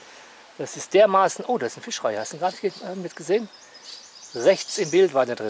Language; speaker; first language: German; native; German